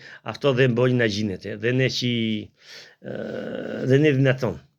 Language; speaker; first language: Greek; non-native, learner; Albanian